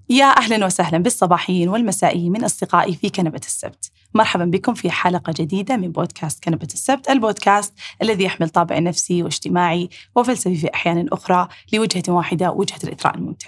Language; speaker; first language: Arabic; native; Arabic